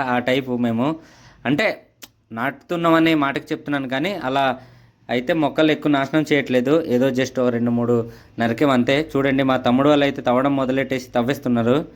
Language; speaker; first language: Telugu; native; Telugu